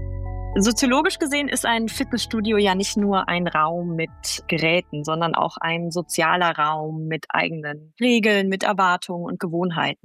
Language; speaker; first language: German; native; German